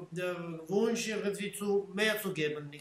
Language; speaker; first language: German; non-native, fluent; Armenian